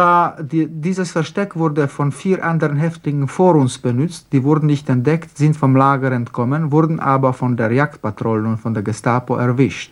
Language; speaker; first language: German; non-native, fluent; Slovak